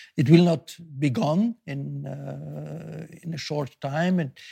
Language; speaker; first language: English; non-native, fluent; German